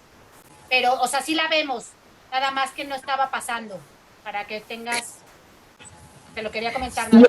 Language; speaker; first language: Spanish; native; Spanish